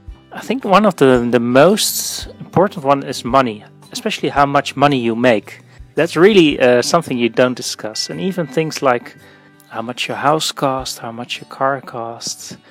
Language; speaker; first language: English; non-native, fluent; Dutch